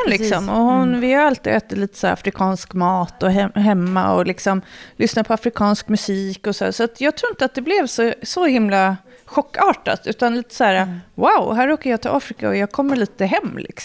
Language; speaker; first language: Swedish; native; Swedish